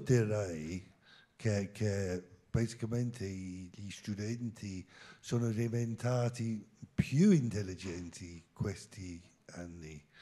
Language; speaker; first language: Italian; non-native, learner; English